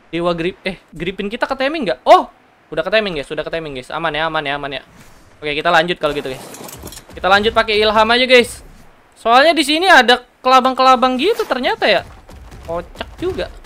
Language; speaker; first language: Indonesian; native; Indonesian